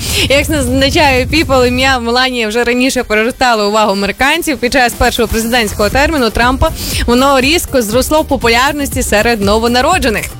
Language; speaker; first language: Ukrainian; native; Ukrainian